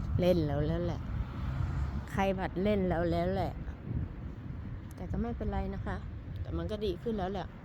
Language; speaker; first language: Thai; native; Thai